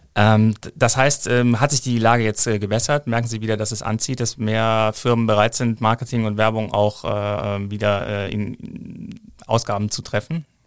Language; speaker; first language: German; native; German